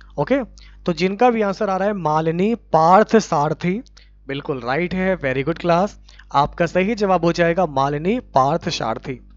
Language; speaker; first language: Hindi; native; Hindi